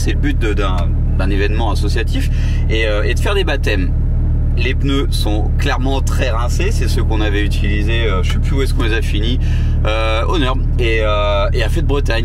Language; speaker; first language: French; native; French